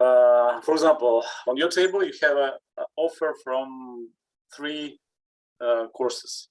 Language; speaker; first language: English; non-native, learner; Russian